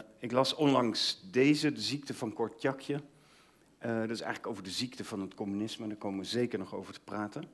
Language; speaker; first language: Dutch; native; Dutch